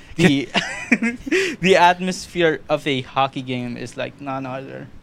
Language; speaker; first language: English; non-native, local second language; Filipino